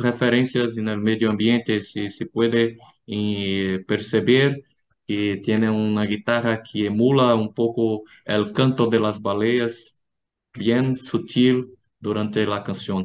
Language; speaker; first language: Spanish; non-native, fluent; Portuguese